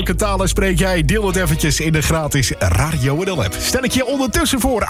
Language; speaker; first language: Dutch; native; Dutch